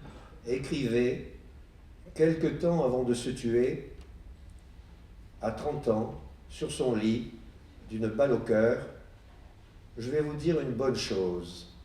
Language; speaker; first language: French; native; French